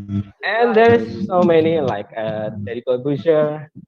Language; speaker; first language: English; non-native, learner; Indonesian